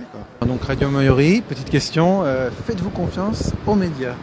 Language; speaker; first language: French; native; French